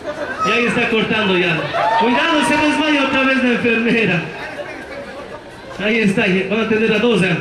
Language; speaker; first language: Spanish; native; Spanish